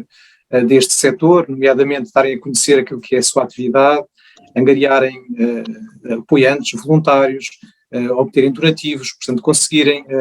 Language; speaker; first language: Portuguese; native; Portuguese